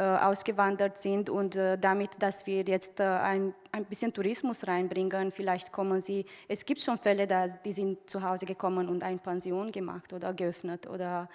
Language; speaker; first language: German; non-native, fluent; Romanian